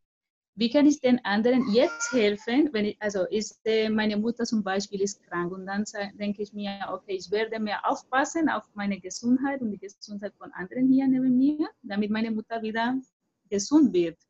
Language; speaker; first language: German; non-native, fluent; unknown